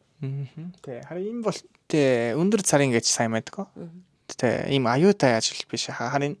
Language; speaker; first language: Mongolian; non-native, learner; Japanese